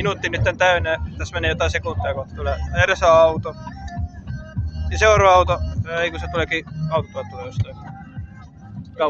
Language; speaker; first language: Finnish; native; Finnish